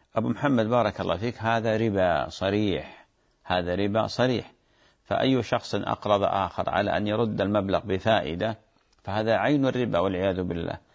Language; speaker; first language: Arabic; native; Arabic